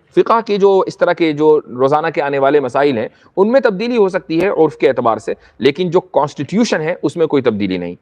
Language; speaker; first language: Urdu; native; Urdu